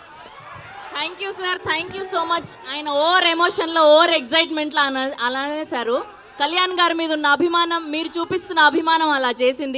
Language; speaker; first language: Telugu; native; Telugu